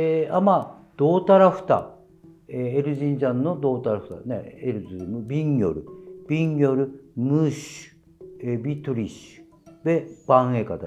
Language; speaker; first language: Turkish; non-native, fluent; Japanese